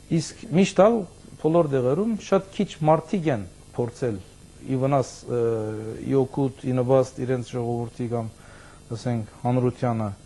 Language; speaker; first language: Armenian; early bilingual, heritage; Armenian